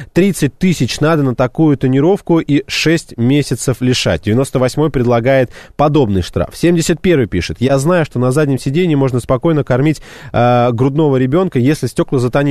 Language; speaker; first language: Russian; native; Russian